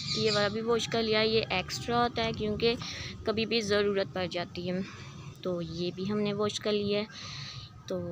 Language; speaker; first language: Urdu; native; Urdu